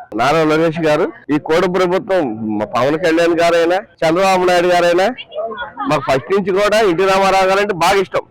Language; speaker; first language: Telugu; non-native, local second language; Urdu